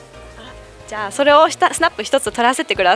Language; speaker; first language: Japanese; non-native, fluent; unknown